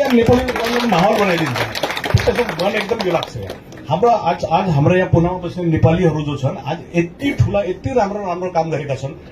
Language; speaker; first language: Nepali; early bilingual, heritage; Nepali